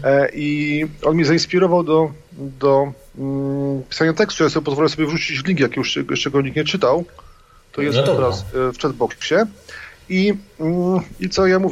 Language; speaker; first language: Polish; native; Polish